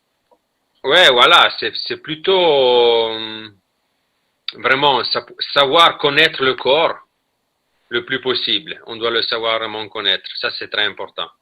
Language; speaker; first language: French; non-native, fluent; Italian